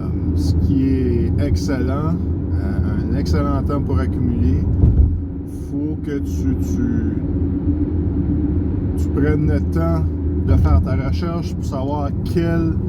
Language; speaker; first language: French; native; French